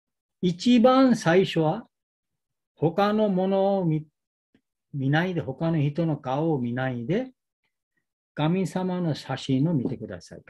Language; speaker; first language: Japanese; non-native, learner; Bangla